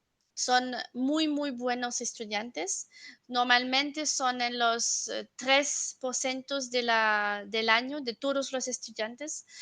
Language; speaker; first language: Spanish; non-native, fluent; French